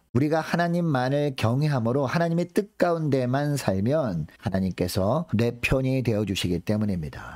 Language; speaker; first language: Korean; native; Korean